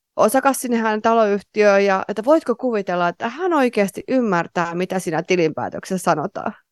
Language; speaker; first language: Finnish; native; Finnish